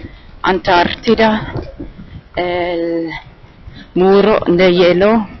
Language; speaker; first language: Spanish; non-native, fluent; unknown